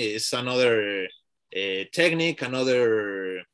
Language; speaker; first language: English; non-native, learner; Spanish